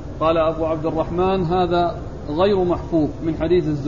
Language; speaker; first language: Arabic; native; Arabic